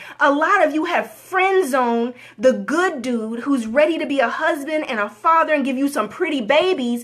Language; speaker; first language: English; native; English